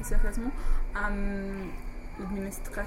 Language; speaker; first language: French; non-native, fluent; English